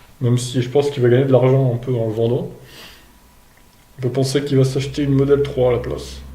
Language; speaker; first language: French; native; French